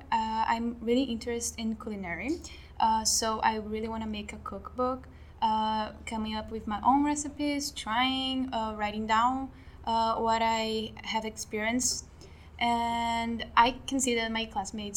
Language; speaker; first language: English; non-native, fluent; Portuguese